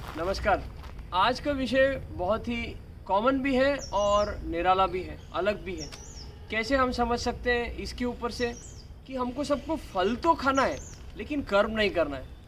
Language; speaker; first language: Hindi; non-native, local second language; Marathi